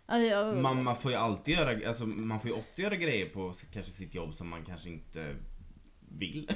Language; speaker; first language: Swedish; native; Swedish